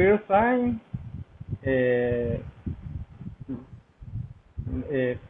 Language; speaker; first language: English; non-native, learner; Spanish